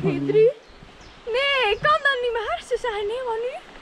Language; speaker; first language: Dutch; native; Dutch